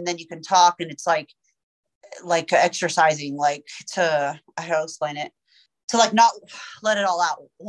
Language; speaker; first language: English; early bilingual, other home language; Persian